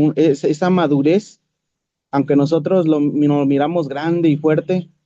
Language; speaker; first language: Spanish; native; Spanish